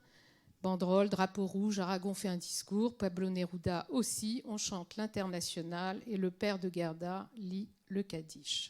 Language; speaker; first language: French; native; French